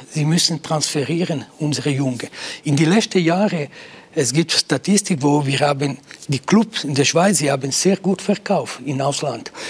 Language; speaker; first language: German; non-native, local second language; Italian